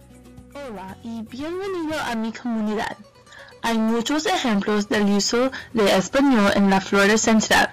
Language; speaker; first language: Spanish; non-native, learner; English